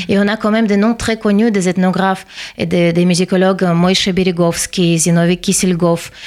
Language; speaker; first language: French; non-native, fluent; Russian